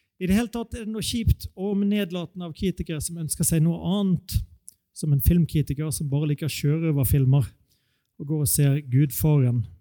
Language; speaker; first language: Norwegian; native; Norwegian